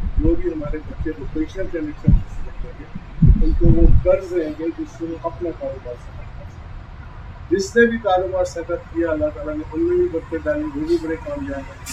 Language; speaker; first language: Urdu; native; Urdu